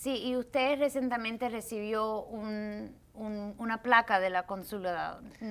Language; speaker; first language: Spanish; early bilingual, heritage; Spanish